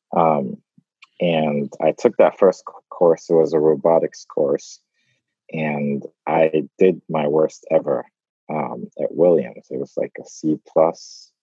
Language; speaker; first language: English; non-native, local second language; Igbo